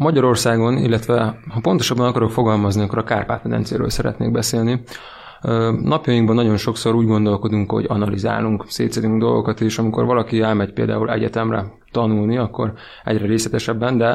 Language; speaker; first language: Hungarian; native; Hungarian